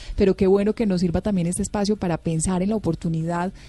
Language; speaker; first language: Spanish; native; Spanish